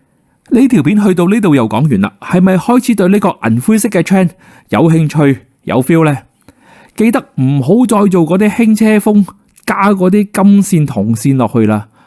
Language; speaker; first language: Cantonese; native; Cantonese